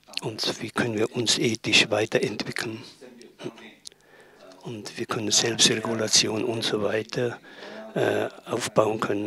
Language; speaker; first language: German; non-native, learner; Tibetan